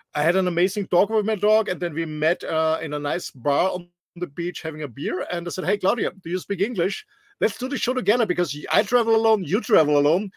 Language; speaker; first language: English; non-native, fluent; German